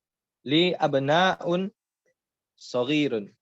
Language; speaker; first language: Arabic; non-native, learner; Indonesian